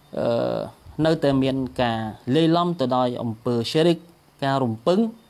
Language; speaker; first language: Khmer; non-native, local second language; Eastern Cham